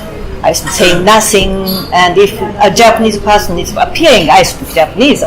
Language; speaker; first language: English; non-native, fluent; Japanese